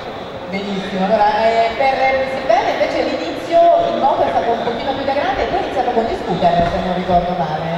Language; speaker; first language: Italian; native; Italian